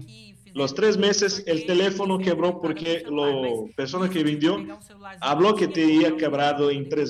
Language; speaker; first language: Spanish; non-native, learner; Portuguese